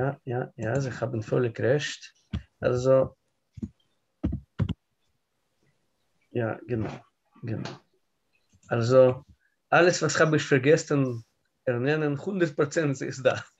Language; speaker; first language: German; non-native, learner; Russian